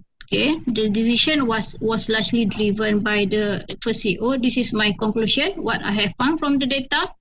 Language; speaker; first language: English; non-native, fluent; Malay